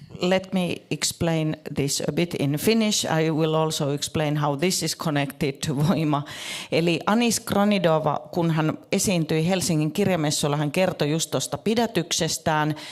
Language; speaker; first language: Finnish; native; Finnish